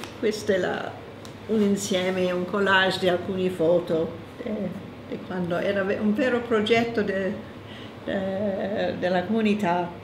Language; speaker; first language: Italian; non-native, fluent; English